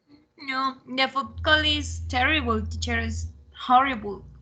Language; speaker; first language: English; non-native, learner; Spanish